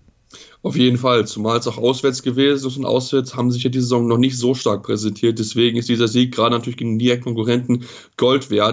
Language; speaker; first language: German; native; German